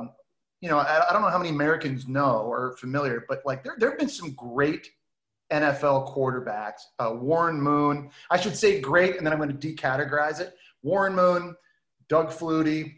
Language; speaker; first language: English; native; English